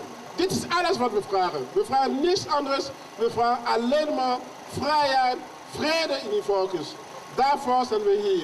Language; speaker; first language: Dutch; non-native, learner; French